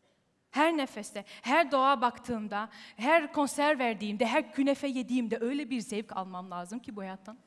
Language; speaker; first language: Turkish; early bilingual, heritage; Turkish